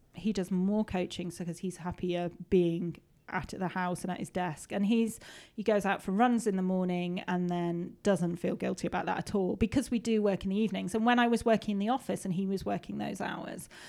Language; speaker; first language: English; native; English